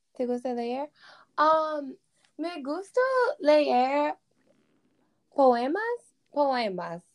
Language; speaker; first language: Spanish; non-native, learner; English